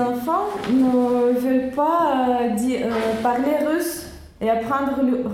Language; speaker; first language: French; non-native, learner; Russian